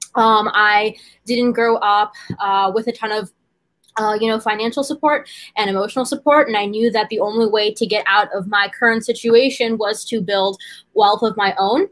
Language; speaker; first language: English; native; English